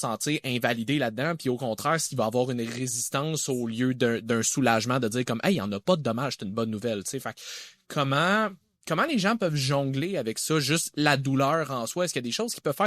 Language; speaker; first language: French; native; French